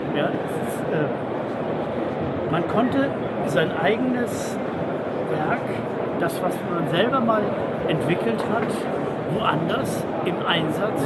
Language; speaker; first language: German; native; German